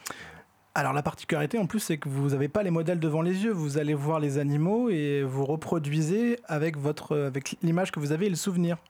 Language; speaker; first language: French; native; French